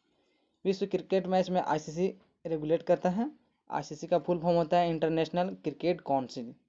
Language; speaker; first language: Hindi; native; Hindi